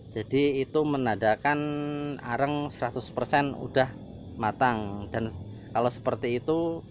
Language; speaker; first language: Indonesian; non-native, local second language; Javanese